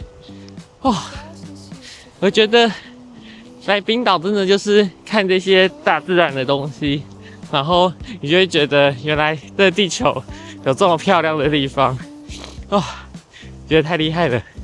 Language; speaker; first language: Chinese; native; Chinese